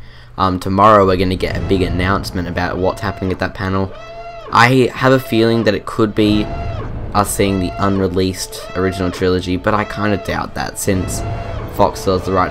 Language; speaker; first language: English; native; English